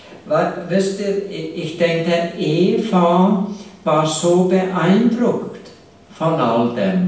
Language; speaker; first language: German; non-native, fluent; English